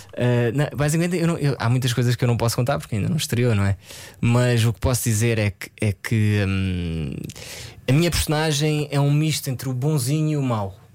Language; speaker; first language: Portuguese; early bilingual, other home language; French